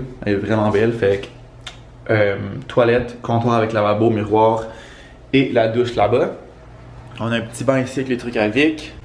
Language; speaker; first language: French; native; French